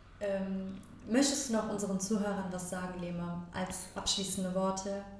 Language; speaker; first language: German; early bilingual, other home language; Persian